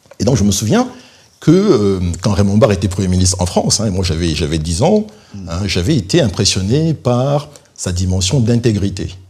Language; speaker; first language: French; early bilingual, other home language; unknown